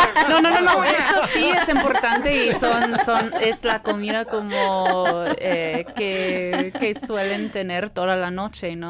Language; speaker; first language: Spanish; non-native, fluent; Persian